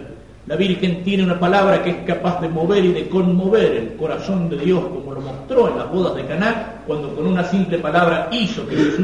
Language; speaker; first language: Spanish; native; Spanish